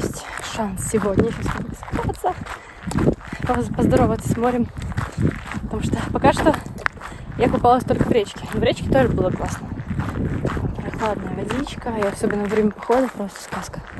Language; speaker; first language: Russian; native; Russian